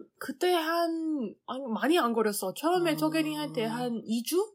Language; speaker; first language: Korean; non-native, learner; Chinese